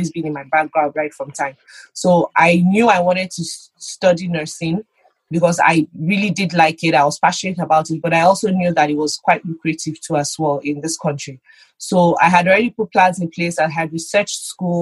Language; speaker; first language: English; non-native, local second language; Yoruba